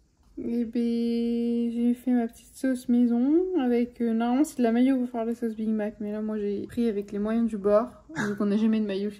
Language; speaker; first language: French; native; French